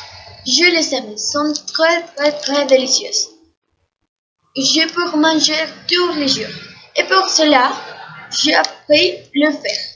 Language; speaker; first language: French; non-native, learner; Spanish